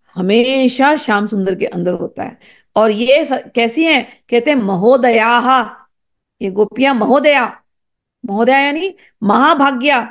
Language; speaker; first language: Hindi; native; Hindi